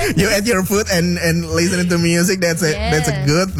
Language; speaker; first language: English; non-native, fluent; Indonesian